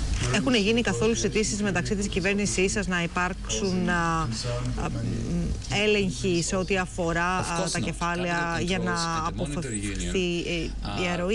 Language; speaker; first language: Greek; native; Greek